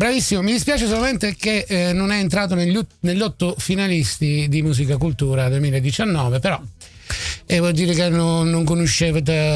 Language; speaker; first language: Italian; native; Italian